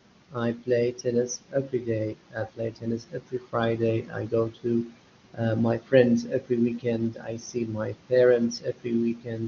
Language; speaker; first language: English; non-native, fluent; Arabic